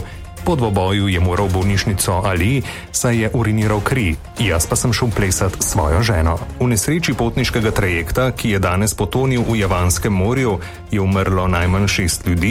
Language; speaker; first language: Slovenian; native; Slovenian